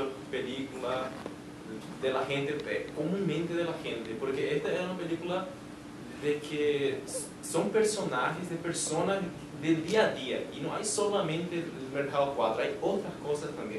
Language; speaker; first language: Spanish; non-native, fluent; Portuguese